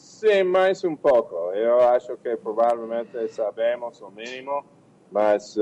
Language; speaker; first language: Portuguese; non-native, learner; English